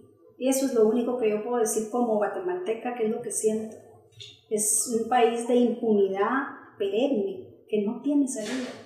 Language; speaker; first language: Spanish; native; Spanish